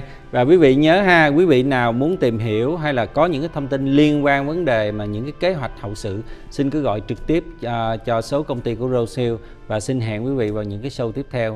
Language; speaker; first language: Vietnamese; early bilingual, heritage; Vietnamese